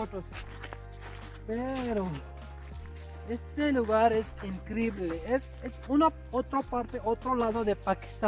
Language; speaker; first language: Spanish; non-native, learner; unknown